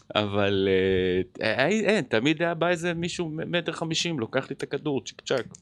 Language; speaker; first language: Hebrew; native; Hebrew